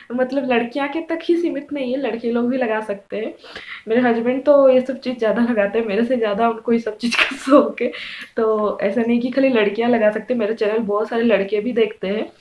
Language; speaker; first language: Hindi; non-native, local second language; Odia